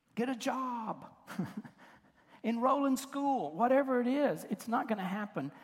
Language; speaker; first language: English; native; English